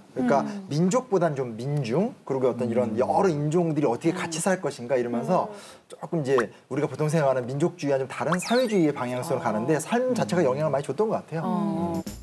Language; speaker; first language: Korean; native; Korean